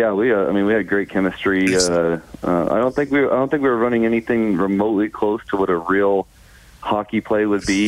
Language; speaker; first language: English; native; English